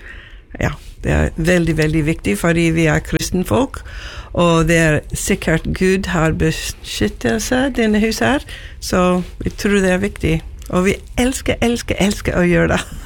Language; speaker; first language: Norwegian; non-native, learner; English